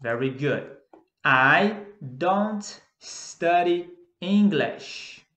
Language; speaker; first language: English; non-native, fluent; Portuguese